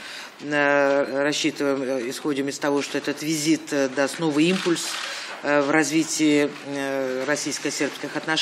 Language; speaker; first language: Russian; native; Russian